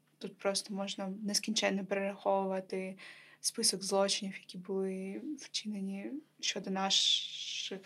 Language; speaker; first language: Ukrainian; native; Ukrainian